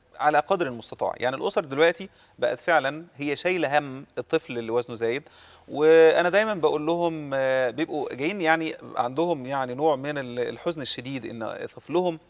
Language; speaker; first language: Arabic; native; Arabic